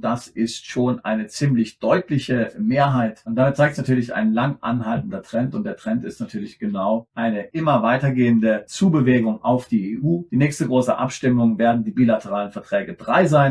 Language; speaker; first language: German; native; German